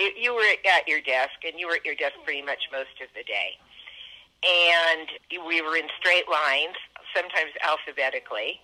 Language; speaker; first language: English; native; English